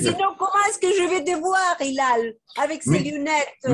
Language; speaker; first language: French; non-native, fluent; Spanish